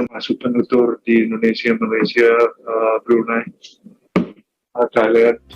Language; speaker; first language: Indonesian; non-native, fluent; English